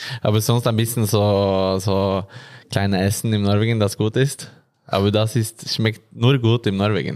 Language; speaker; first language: German; non-native, learner; Norwegian